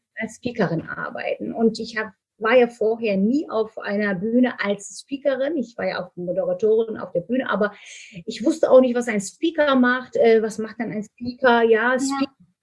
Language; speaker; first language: German; non-native, fluent; Turkish